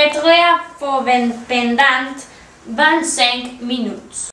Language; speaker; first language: French; non-native, learner; Spanish